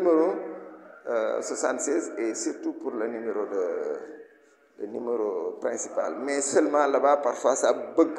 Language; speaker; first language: French; non-native, local second language; Wolof